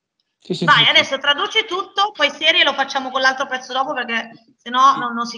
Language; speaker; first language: Italian; native; Italian